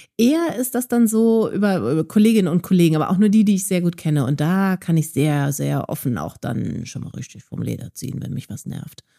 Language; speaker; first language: German; native; German